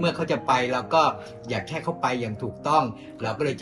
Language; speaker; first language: Thai; native; Thai